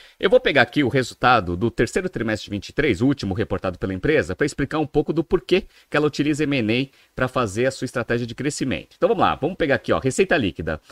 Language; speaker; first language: Portuguese; native; Portuguese